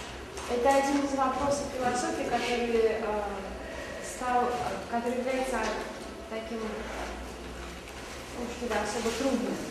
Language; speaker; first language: Russian; native; Russian